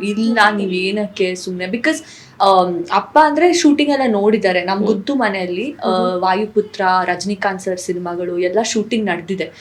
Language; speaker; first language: Kannada; non-native, local second language; Tulu